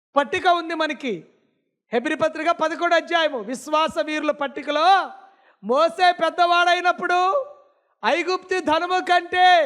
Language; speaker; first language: Telugu; non-native, local second language; Lambadi